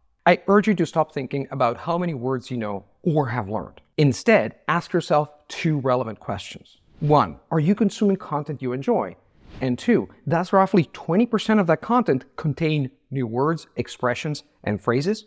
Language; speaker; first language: English; non-native, fluent; Italian